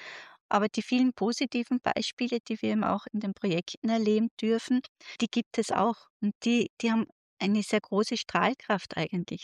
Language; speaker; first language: German; native; German